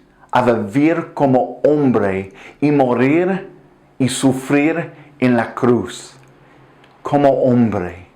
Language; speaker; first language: Spanish; non-native, fluent; English